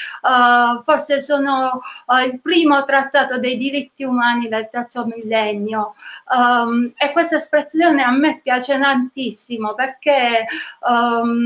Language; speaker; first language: Italian; native; Italian